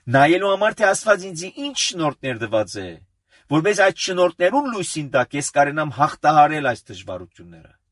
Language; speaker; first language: Armenian; early bilingual, heritage; Armenian